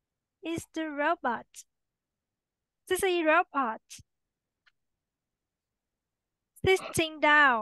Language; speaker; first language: English; non-native, fluent; Vietnamese